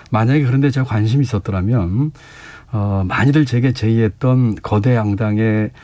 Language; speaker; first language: Korean; native; Korean